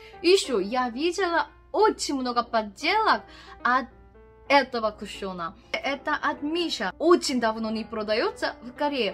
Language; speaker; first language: Russian; non-native, learner; Korean